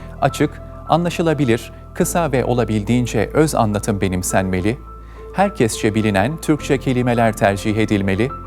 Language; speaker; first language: Turkish; native; Turkish